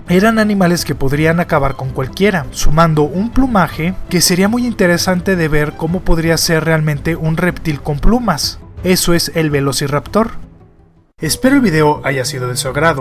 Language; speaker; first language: Spanish; native; Spanish